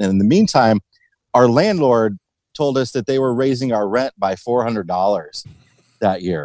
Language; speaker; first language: English; native; English